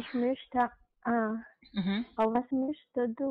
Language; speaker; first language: German; non-native, learner; Chinese